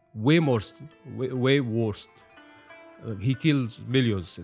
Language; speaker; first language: English; non-native, fluent; Arabic